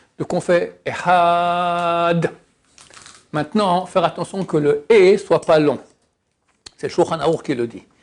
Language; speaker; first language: French; native; French